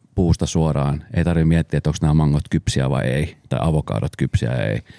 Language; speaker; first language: Finnish; early bilingual, other home language; Spanish